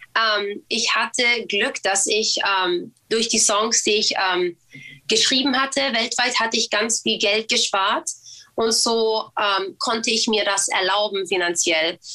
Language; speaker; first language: German; early bilingual, other home language; Albanian